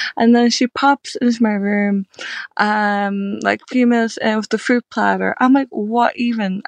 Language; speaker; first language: English; native; English